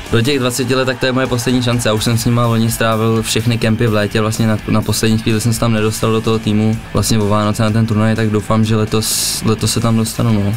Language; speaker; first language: Czech; native; Czech